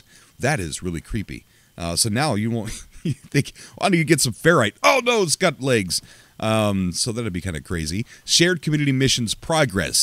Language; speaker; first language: English; native; English